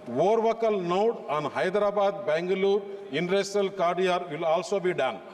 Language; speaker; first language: English; non-native, local second language; Telugu